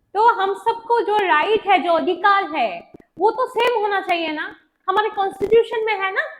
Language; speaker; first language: Hindi; non-native, local second language; Bangla